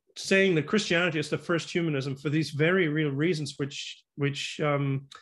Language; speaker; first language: English; non-native, fluent; German